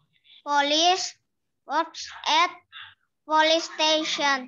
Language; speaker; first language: English; non-native, learner; Indonesian